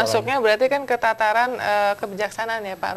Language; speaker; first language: Indonesian; native; Indonesian